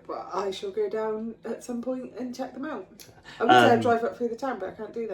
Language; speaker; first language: English; native; English